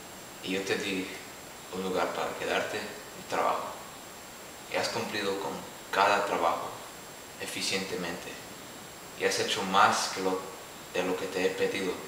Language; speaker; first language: Spanish; non-native, learner; English